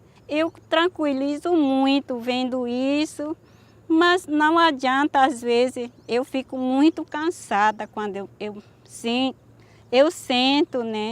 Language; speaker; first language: Portuguese; non-native, local second language; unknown